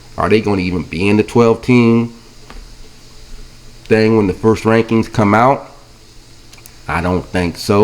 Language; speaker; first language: English; native; English